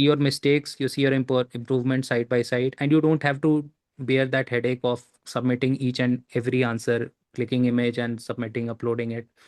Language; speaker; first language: English; non-native, local second language; Hindi